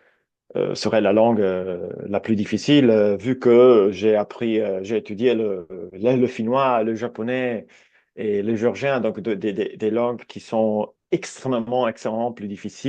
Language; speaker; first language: French; non-native, fluent; Italian